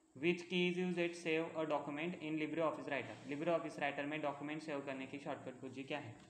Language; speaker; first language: Hindi; non-native, local second language; Marathi